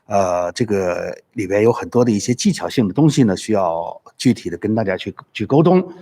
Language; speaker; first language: Chinese; native; Chinese